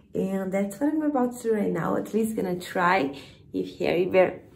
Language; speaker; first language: English; non-native, fluent; Portuguese